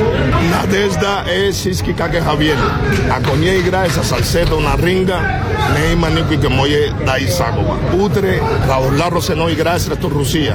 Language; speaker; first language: Bulgarian; non-native, learner; Spanish